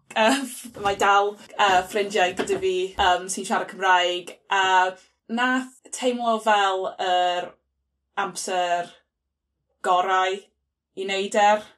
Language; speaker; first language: Welsh; non-native, local second language; English